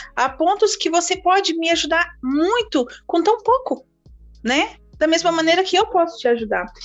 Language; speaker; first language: Portuguese; native; Portuguese